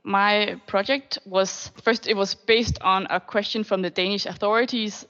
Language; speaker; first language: English; non-native, fluent; Danish